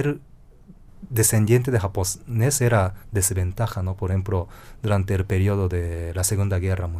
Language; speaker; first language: Spanish; non-native, fluent; Japanese